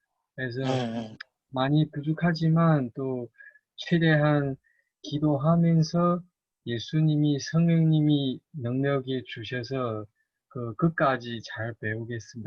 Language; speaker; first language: Korean; non-native, learner; Chinese